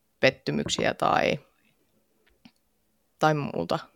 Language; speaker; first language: Finnish; native; Finnish